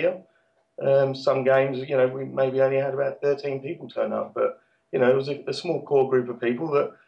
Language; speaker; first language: English; native; English